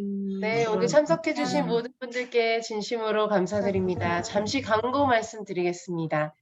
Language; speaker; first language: Korean; native; Korean